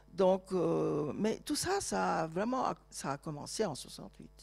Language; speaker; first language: French; non-native, fluent; Turkish